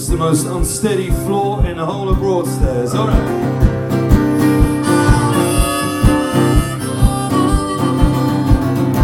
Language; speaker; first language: English; native; English